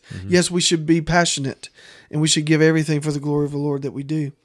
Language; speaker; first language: English; native; English